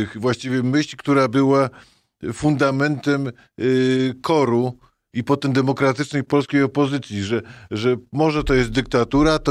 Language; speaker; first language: Polish; native; Polish